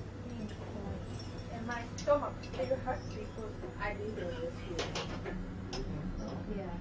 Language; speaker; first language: English; non-native, learner; Japanese